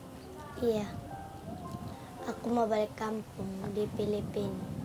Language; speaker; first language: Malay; early bilingual, other home language; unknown